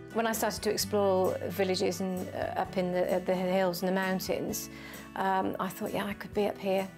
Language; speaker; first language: English; native; English